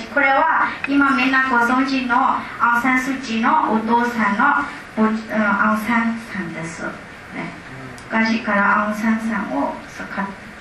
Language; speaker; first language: Japanese; non-native, learner; Burmese